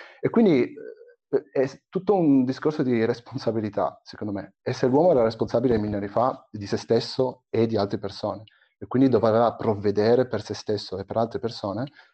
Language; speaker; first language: Italian; early bilingual, other home language; Arabic